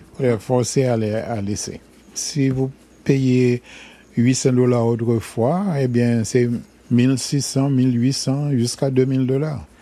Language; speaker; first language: French; non-native, local second language; Haitian Creole